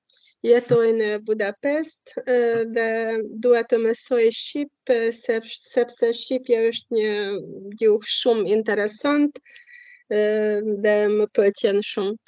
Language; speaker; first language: Albanian; non-native, learner; Hungarian